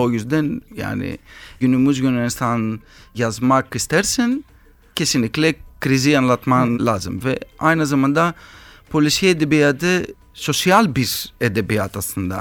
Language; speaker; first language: Turkish; non-native, learner; Greek